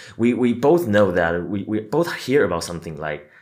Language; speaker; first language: English; non-native, fluent; Chinese